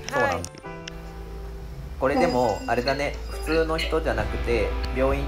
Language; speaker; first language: Japanese; native; Japanese